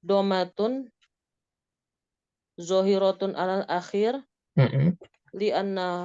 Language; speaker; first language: Arabic; non-native, learner; Indonesian